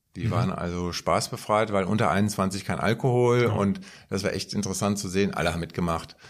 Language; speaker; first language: German; native; German